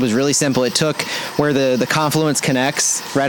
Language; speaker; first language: English; native; English